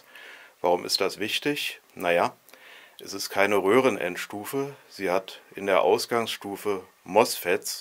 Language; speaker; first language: German; native; German